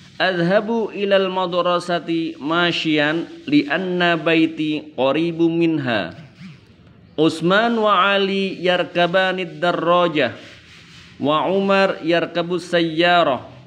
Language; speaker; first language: Arabic; non-native, fluent; Indonesian